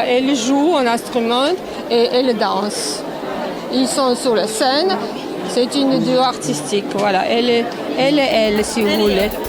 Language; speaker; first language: French; non-native, learner; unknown